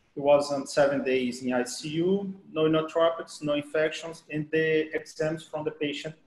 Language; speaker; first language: English; non-native, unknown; Portuguese